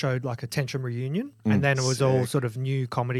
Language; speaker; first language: English; native; English